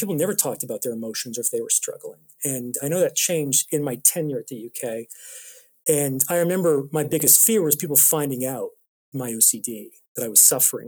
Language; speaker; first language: English; native; English